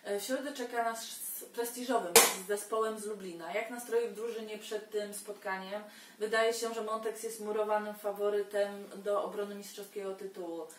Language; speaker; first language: Polish; native; Polish